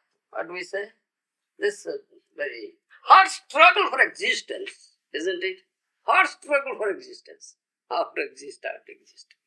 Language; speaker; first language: English; non-native, local second language; Odia